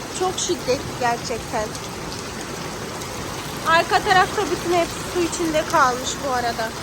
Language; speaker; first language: Turkish; non-native, fluent; Urdu